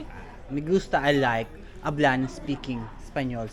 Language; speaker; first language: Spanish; non-native, learner; Filipino